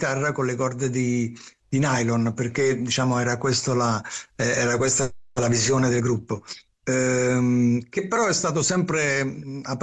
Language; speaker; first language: Italian; native; Italian